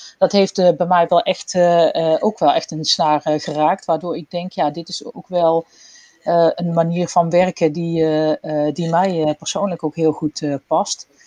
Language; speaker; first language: Dutch; native; Dutch